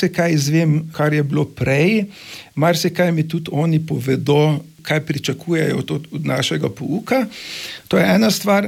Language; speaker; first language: Slovenian; native; Slovenian